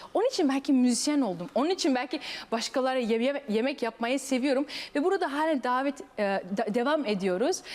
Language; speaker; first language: Turkish; early bilingual, heritage; Turkish